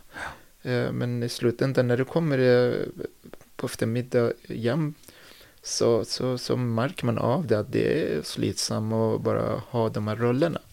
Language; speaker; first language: Swedish; non-native, fluent; Persian